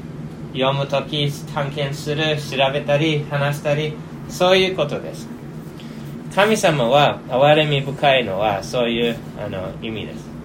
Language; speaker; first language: Japanese; non-native, fluent; English